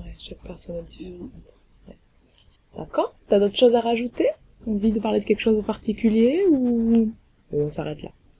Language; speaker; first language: French; native; French